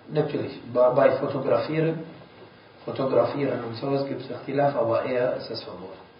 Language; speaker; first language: German; non-native, fluent; Arabic